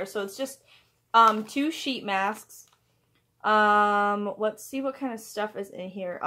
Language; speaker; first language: English; native; English